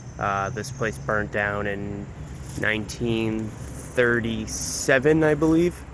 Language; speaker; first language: English; native; English